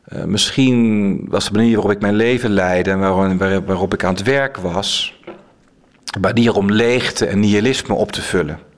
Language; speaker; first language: Dutch; native; Dutch